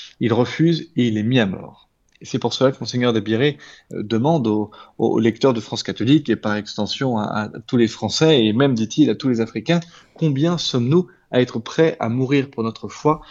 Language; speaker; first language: French; native; French